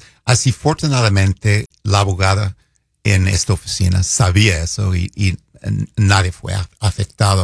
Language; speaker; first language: Spanish; non-native, fluent; English